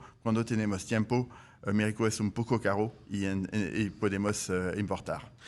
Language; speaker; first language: Spanish; non-native, fluent; French